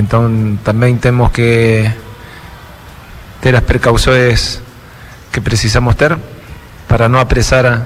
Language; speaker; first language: Portuguese; non-native, fluent; Spanish